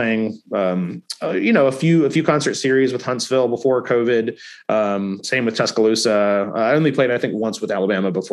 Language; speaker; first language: English; native; English